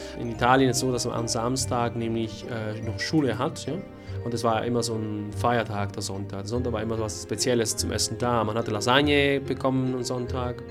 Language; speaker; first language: German; non-native, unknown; Italian